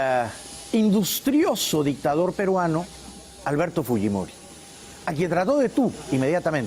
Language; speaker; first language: Spanish; native; Spanish